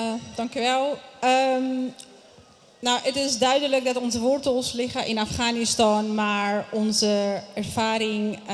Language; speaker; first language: Dutch; non-native, fluent; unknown